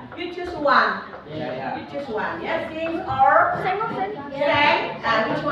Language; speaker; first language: English; non-native, learner; Indonesian